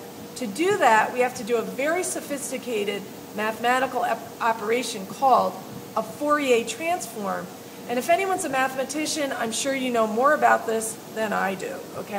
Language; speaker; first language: English; native; English